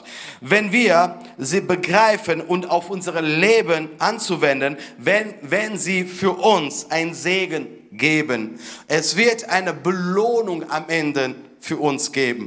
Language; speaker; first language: German; non-native, fluent; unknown